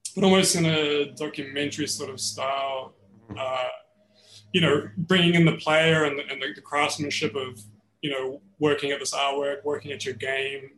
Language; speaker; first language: English; native; English